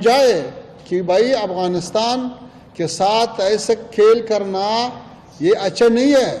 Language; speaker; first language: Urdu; non-native, fluent; Pashto